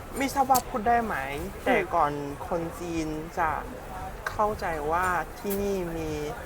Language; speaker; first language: Thai; non-native, learner; Chinese